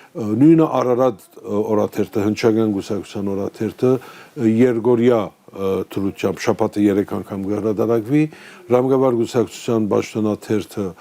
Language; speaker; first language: Armenian; early bilingual, heritage; Armenian